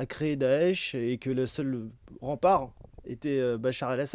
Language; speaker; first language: French; native; French